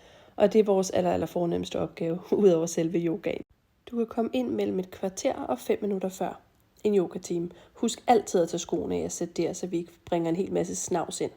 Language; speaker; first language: Danish; native; Danish